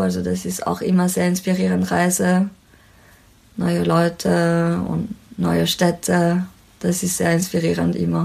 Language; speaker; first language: German; non-native, fluent; French